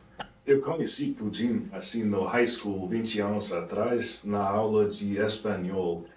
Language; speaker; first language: Portuguese; non-native, fluent; English